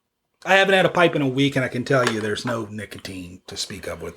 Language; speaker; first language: English; native; English